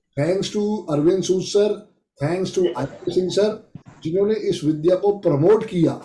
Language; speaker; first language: Hindi; native; Hindi